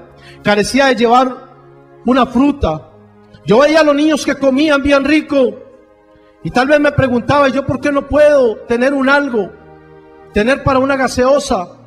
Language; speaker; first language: Spanish; native; Spanish